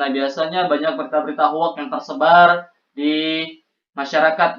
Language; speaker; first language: Indonesian; native; Indonesian